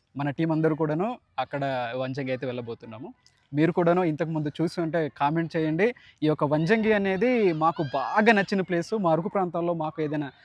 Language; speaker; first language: Telugu; non-native, local second language; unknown